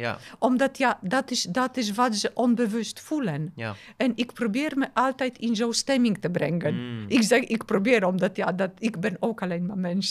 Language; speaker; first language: Dutch; non-native, fluent; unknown